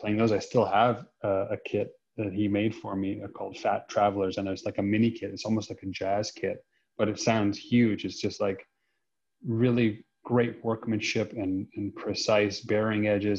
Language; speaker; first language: English; native; English